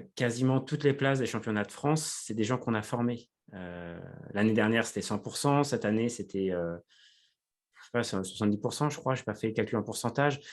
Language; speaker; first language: French; native; French